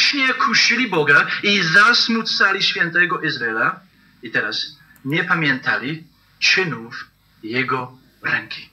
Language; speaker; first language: Polish; non-native, learner; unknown